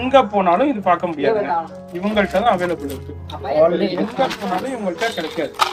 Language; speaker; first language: Tamil; native; Tamil